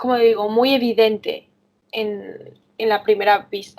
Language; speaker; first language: Spanish; early bilingual, other home language; Romanian